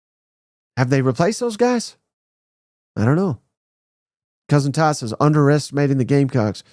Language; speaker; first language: English; native; English